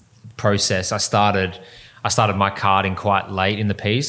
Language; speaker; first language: English; native; English